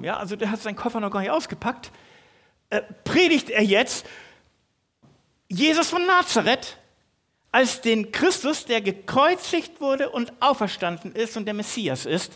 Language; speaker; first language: German; native; German